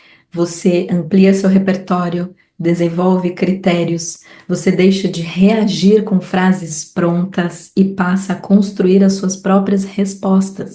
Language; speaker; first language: Portuguese; native; Portuguese